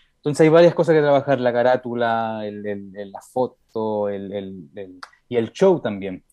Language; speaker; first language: Spanish; early bilingual, heritage; Spanish